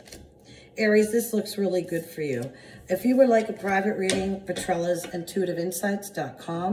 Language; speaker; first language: English; native; English